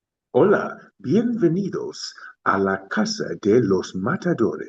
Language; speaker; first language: Spanish; non-native, fluent; English